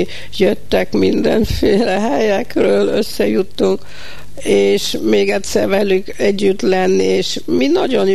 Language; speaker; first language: Hungarian; early bilingual, heritage; Hungarian